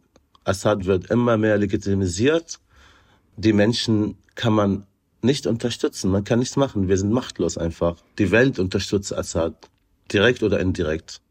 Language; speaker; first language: German; non-native, fluent; Arabic